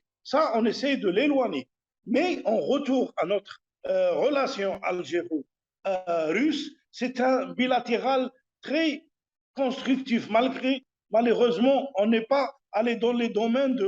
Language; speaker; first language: French; non-native, local second language; Arabic